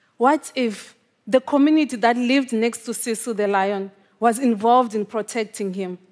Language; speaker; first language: English; non-native, local second language; Shona